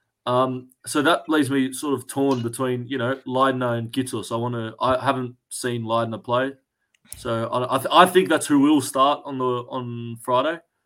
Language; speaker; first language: English; early bilingual, other home language; Greek